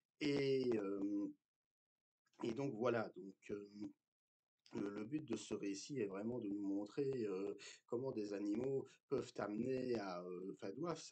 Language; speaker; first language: French; native; French